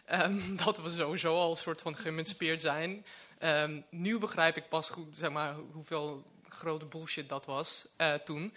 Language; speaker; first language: Dutch; non-native, fluent; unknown